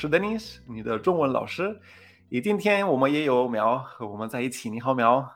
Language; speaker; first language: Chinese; non-native, fluent; Spanish